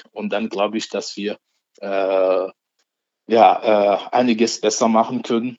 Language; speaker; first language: German; non-native, fluent; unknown